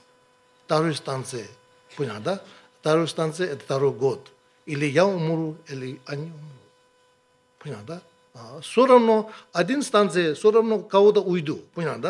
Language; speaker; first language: Russian; non-native, learner; Tibetan